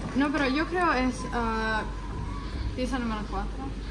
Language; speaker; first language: Spanish; non-native, learner; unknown